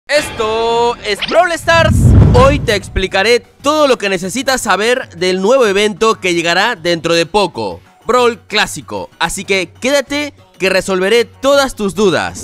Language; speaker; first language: Spanish; native; Spanish